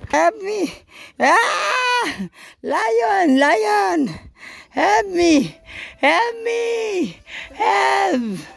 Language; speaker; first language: English; non-native, local second language; Filipino